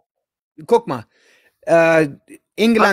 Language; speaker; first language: German; non-native, learner; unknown